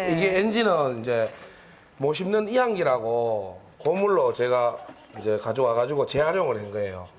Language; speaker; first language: Korean; native; Korean